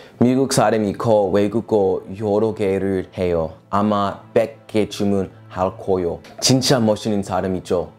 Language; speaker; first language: Korean; non-native, learner; English